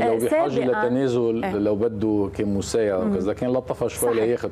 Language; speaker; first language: Arabic; native; Arabic